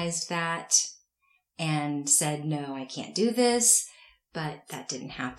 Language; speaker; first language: English; native; English